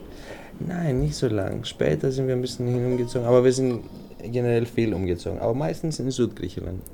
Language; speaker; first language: German; non-native, fluent; Greek